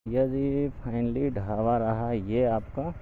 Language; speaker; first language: Hindi; native; Hindi